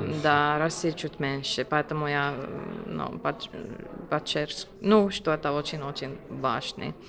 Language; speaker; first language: Russian; non-native, learner; Finnish